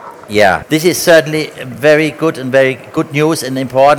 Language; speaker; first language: English; non-native, fluent; German